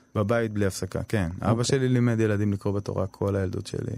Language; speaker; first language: Hebrew; early bilingual, other home language; Arabic